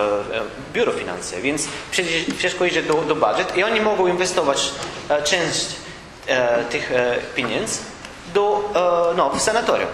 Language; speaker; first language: Polish; non-native, learner; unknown